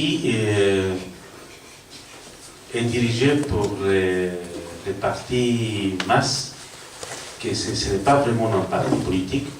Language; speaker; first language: French; non-native, learner; Spanish